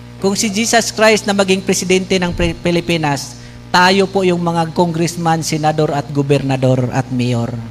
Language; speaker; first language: Filipino; non-native, local second language; Bikol